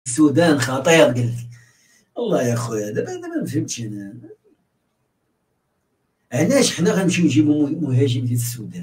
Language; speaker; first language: Arabic; native; Arabic